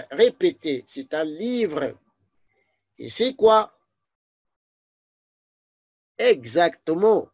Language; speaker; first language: French; non-native, fluent; Arabic